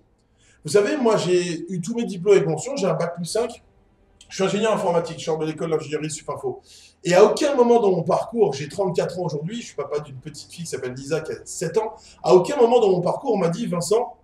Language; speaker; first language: French; native; French